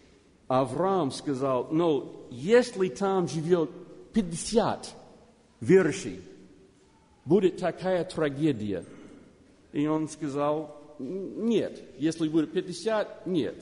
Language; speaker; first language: Russian; non-native, learner; English